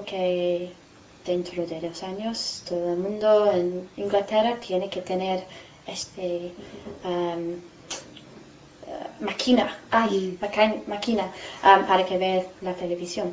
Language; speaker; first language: Spanish; non-native, learner; English